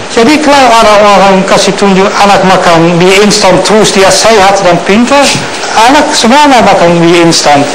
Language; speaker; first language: Indonesian; non-native, fluent; Dutch